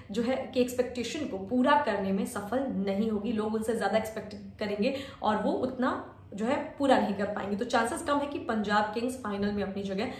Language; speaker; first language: Hindi; native; Hindi